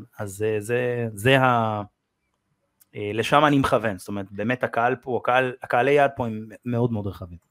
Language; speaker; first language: Hebrew; native; Hebrew